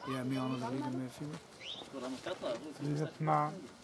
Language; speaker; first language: Icelandic; non-native, learner; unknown